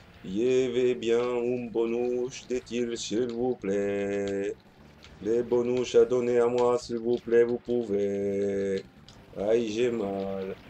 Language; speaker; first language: French; native; French